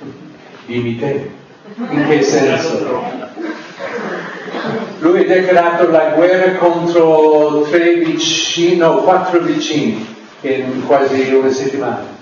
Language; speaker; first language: Italian; non-native, fluent; English